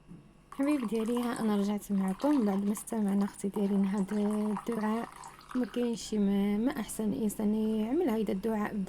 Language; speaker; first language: Arabic; native; Arabic